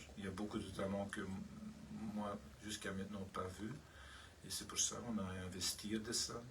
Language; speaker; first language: French; non-native, learner; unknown